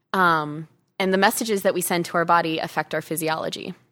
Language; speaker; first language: English; native; English